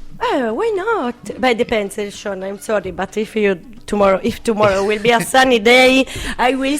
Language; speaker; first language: English; non-native, learner; Italian